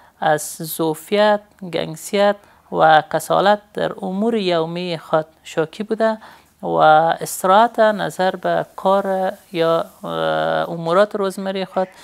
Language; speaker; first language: Persian; native; Persian